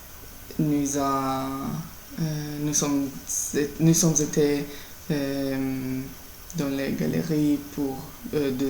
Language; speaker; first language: French; non-native, learner; Italian